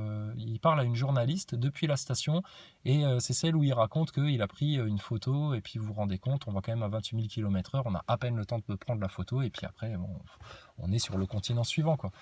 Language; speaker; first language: French; native; French